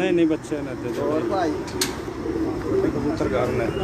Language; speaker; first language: Hindi; non-native, local second language; Punjabi